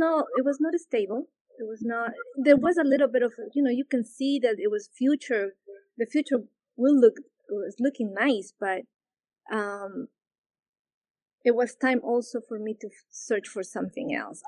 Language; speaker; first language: English; non-native, fluent; Spanish